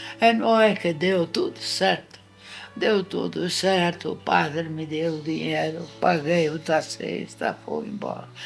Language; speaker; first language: Portuguese; non-native, fluent; Italian